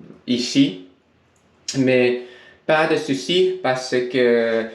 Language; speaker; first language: French; non-native, learner; English